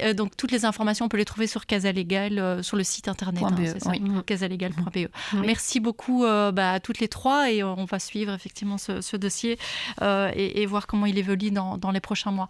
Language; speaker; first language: French; native; French